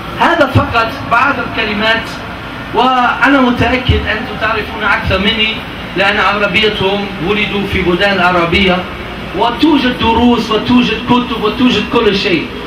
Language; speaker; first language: Arabic; non-native, fluent; German